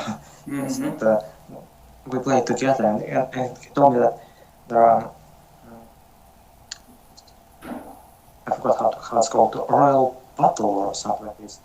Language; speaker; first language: English; non-native, learner; Russian